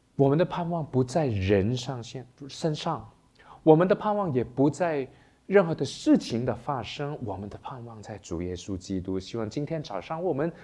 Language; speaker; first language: Chinese; non-native, local second language; Cantonese